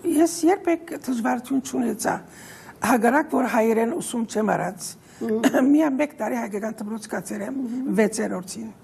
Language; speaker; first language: Armenian; early bilingual, heritage; Armenian